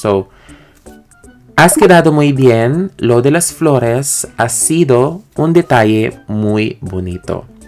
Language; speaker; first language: Spanish; non-native, learner; Filipino